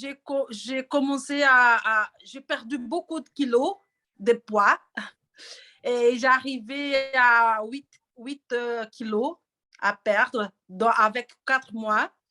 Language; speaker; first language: French; non-native, learner; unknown